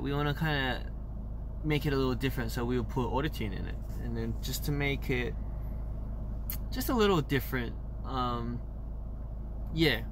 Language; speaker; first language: English; early bilingual, other home language; Korean